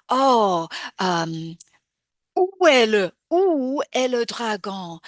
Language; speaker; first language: French; non-native, fluent; English